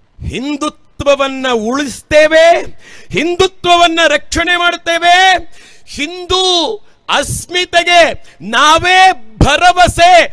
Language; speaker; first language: Kannada; native; Kannada